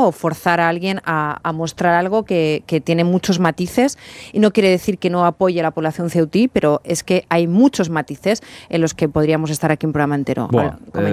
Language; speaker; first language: Spanish; native; Spanish